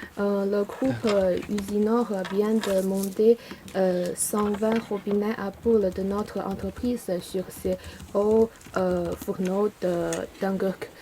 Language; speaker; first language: French; non-native, learner; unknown